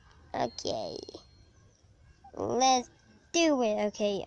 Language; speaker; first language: English; native; English